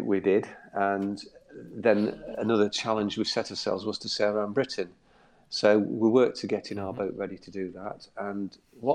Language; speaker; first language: English; native; English